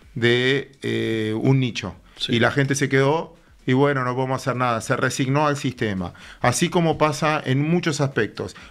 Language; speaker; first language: Spanish; native; Spanish